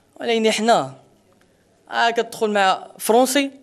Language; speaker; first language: Arabic; non-native, local second language; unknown